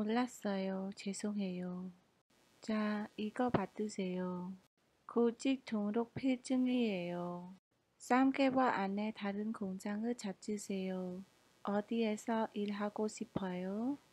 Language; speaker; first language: Korean; non-native, fluent; Khmer